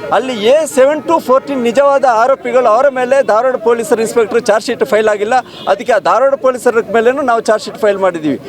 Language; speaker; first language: Kannada; native; Kannada